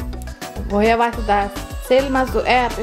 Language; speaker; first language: German; non-native, learner; Indonesian